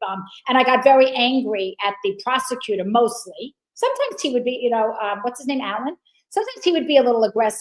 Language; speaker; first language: English; native; English